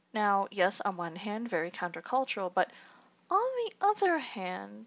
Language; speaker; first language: English; native; English